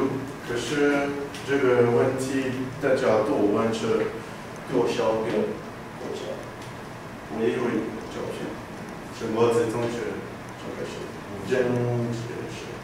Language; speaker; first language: Chinese; non-native, learner; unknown